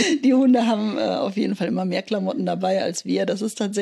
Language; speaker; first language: German; native; German